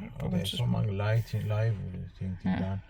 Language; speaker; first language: Danish; non-native, learner; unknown